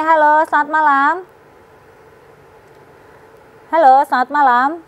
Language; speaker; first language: Indonesian; native; Indonesian